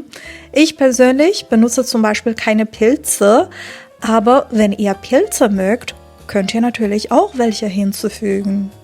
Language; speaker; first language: German; non-native, fluent; Persian